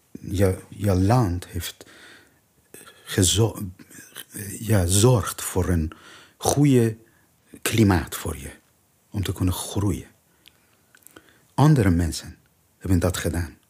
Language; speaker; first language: Dutch; non-native, learner; Persian